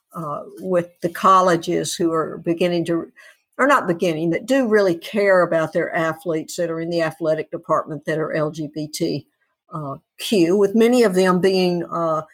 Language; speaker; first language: English; native; English